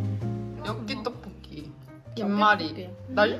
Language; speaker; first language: Korean; native; Korean